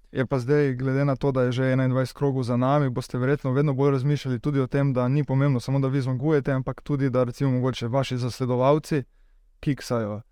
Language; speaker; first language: Slovenian; native; Slovenian